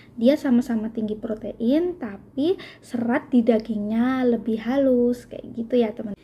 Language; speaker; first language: Indonesian; native; Indonesian